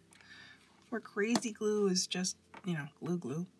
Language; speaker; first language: English; native; English